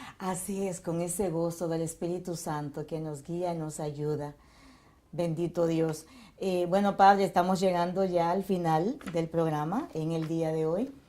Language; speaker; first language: Spanish; native; Spanish